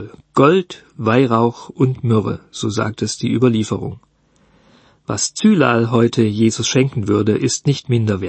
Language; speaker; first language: German; native; German